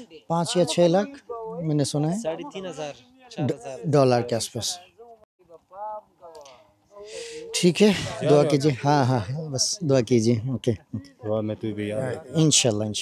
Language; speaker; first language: Hindi; non-native, learner; Bangla